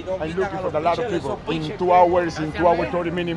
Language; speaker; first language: English; non-native, learner; Spanish